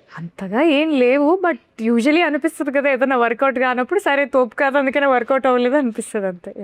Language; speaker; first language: Telugu; native; Telugu